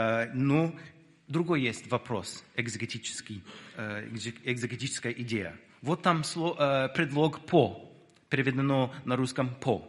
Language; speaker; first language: Russian; non-native, fluent; English